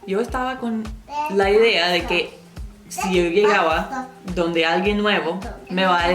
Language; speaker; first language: Spanish; non-native, fluent; English